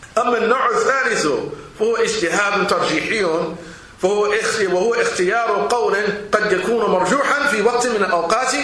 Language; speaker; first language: Arabic; non-native, fluent; English